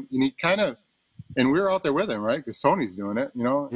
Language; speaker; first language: English; native; English